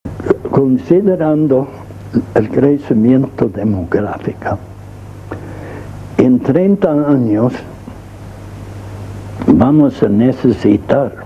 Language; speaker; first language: Spanish; non-native, fluent; English